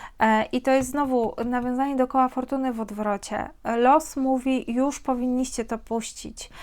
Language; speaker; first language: Polish; native; Polish